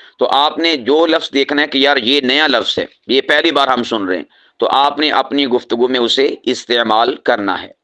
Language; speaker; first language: Urdu; native; Urdu